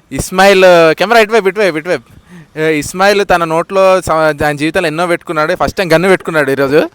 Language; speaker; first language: Telugu; native; Telugu